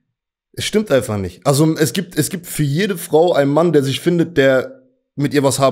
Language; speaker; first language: German; native; German